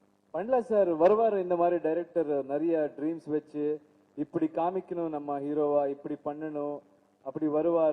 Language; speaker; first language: Tamil; non-native, learner; Kannada